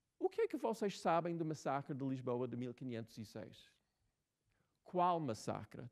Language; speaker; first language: Portuguese; non-native, fluent; English